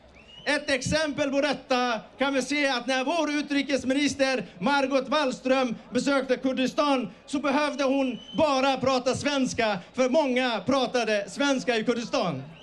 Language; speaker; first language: Swedish; early bilingual, other home language; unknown